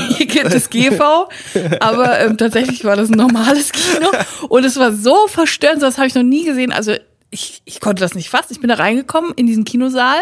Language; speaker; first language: German; native; German